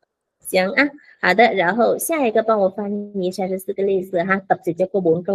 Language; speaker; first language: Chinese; non-native, fluent; Vietnamese